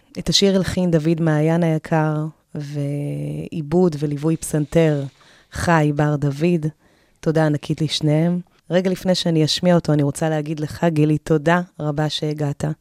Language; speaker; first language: Hebrew; early bilingual, other home language; Amharic